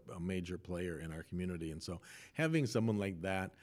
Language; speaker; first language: English; native; English